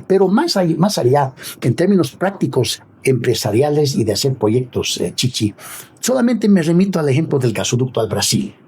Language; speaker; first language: Spanish; native; Spanish